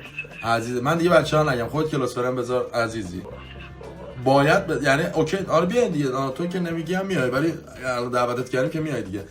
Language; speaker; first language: Persian; native; Persian